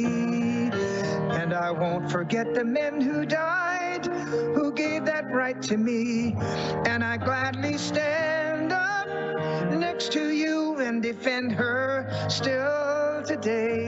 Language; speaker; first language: English; native; English